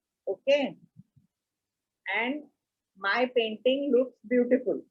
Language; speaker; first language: English; non-native, fluent; Marathi